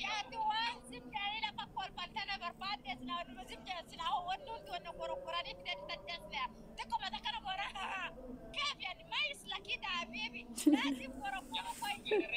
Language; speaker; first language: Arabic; non-native, learner; Oromo